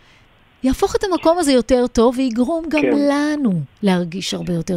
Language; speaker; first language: Hebrew; native; Hebrew